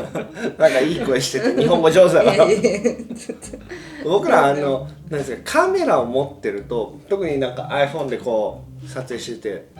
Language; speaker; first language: Japanese; native; Japanese